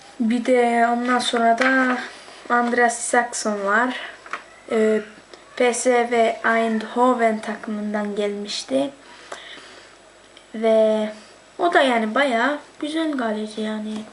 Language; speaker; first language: Turkish; early bilingual, heritage; Turkish